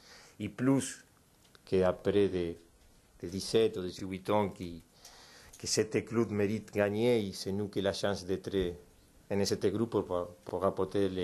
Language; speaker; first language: French; non-native, fluent; Spanish